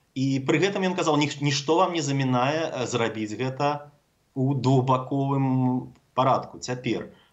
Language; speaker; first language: Belarusian; native; Belarusian